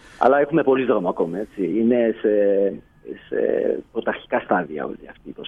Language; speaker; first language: Greek; native; Greek